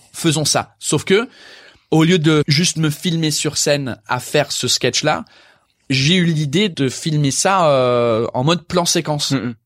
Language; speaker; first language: French; non-native, fluent; English